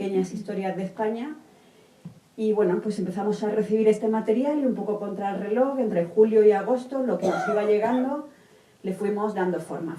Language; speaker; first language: Spanish; native; Spanish